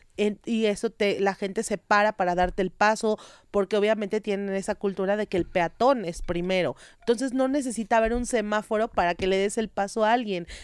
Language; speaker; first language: Spanish; native; Spanish